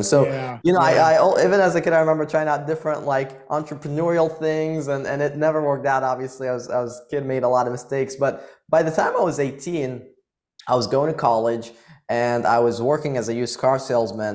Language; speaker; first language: English; early bilingual, other home language; Arabic